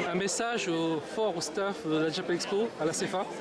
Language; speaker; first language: French; native; French